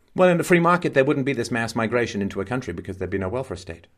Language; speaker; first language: English; native; English